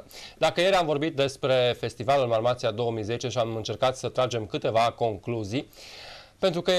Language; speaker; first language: Romanian; native; Romanian